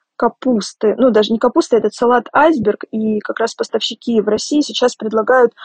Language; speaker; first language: Russian; native; Russian